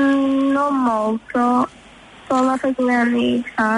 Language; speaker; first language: Italian; early bilingual, heritage; Italian